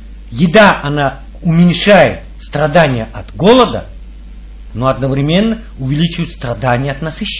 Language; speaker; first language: Russian; native; Russian